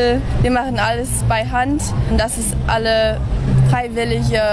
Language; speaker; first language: German; early bilingual, heritage; English